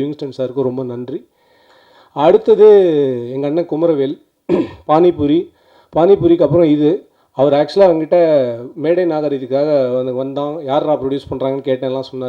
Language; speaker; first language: Tamil; native; Tamil